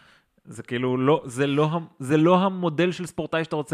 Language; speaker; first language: Hebrew; native; Hebrew